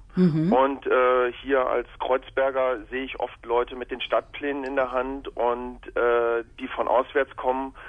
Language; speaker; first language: German; native; German